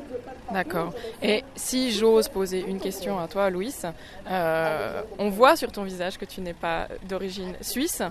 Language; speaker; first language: French; native; French